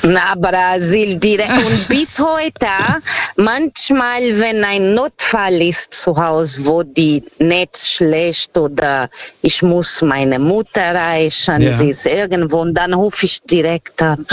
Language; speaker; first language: German; non-native, fluent; Portuguese